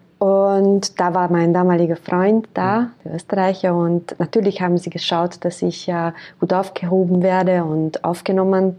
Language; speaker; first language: German; non-native, fluent; Hungarian